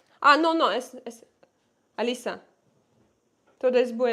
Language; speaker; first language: Spanish; non-native, learner; Russian